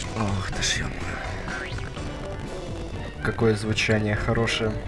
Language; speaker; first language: Russian; native; Russian